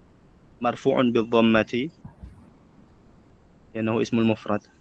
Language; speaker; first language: Arabic; non-native, fluent; Indonesian